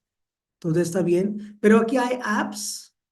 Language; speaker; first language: Spanish; non-native, learner; Hindi